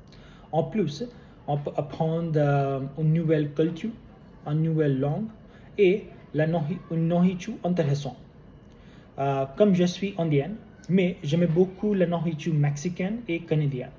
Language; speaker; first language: French; non-native, learner; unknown